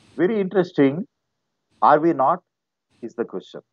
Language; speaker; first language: English; non-native, local second language; Telugu